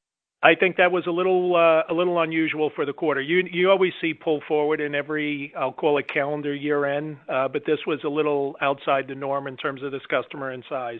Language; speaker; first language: English; native; English